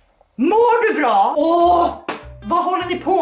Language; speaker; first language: Swedish; native; Swedish